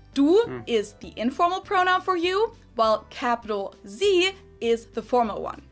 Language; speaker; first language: English; non-native, fluent; German